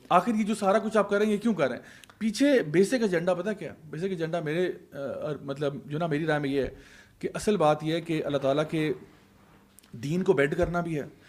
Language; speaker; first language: Urdu; native; Urdu